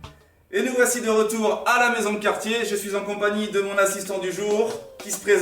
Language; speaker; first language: French; native; French